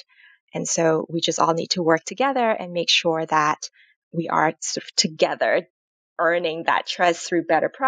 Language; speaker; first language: English; non-native, local second language; Cantonese